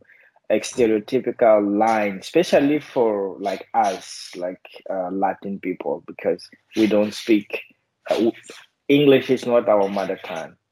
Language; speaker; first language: English; non-native, fluent; Portuguese